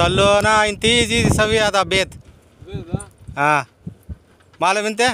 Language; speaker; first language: Arabic; non-native, learner; Telugu